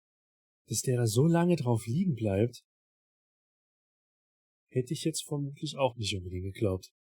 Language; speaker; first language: German; native; German